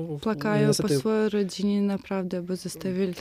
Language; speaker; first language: Polish; non-native, fluent; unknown